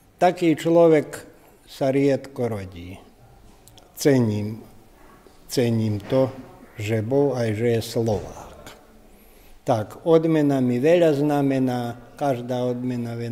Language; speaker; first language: Slovak; native; Slovak